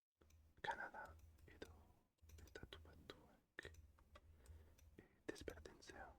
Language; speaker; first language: Basque; non-native, learner; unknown